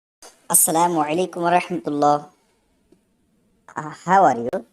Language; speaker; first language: English; non-native, learner; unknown